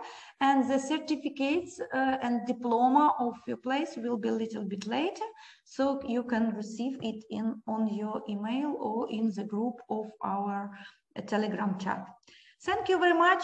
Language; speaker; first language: English; non-native, learner; Ukrainian